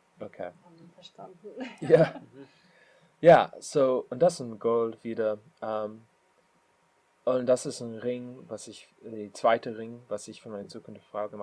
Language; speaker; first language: German; non-native, learner; English